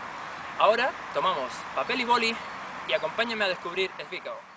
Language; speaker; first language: Spanish; native; Spanish